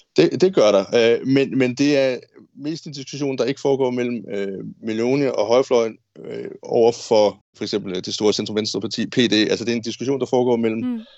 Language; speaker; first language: Danish; native; Danish